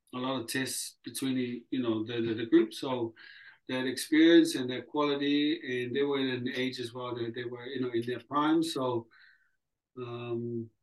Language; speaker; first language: English; early bilingual, other home language; Samoan